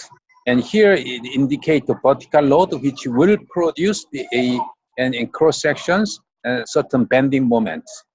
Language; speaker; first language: English; non-native, fluent; Korean